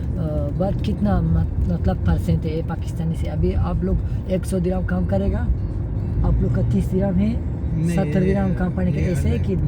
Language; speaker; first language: Hindi; non-native, learner; Tajik